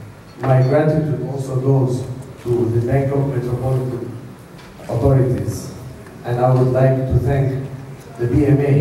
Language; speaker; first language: English; non-native, fluent; Armenian